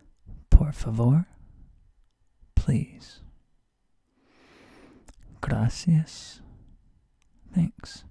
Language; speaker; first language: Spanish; non-native, learner; English